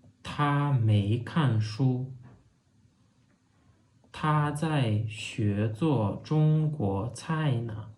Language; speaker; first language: Chinese; non-native, fluent; Turkmen